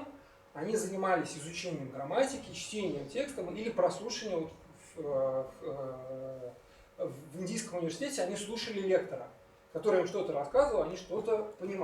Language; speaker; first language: Russian; native; Russian